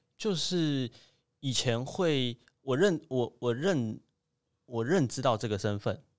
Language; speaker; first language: Chinese; native; Chinese